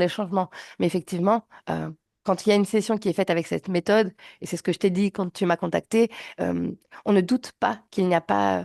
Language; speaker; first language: French; native; French